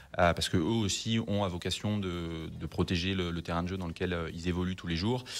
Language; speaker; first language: French; native; French